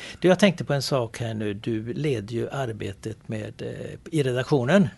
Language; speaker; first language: Swedish; native; Swedish